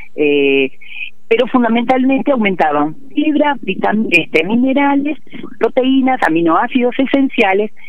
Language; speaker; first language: Spanish; native; Spanish